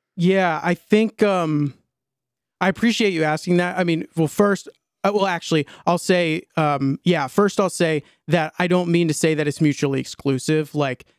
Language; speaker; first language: English; native; English